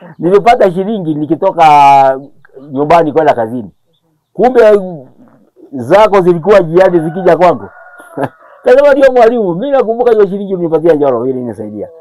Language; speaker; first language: Swahili; non-native, local second language; Kikuyu